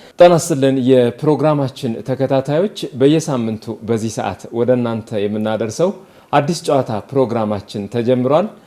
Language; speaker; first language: Amharic; native; Amharic